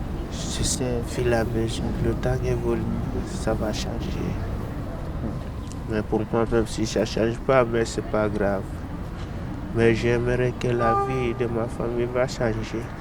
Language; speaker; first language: French; non-native, local second language; Fula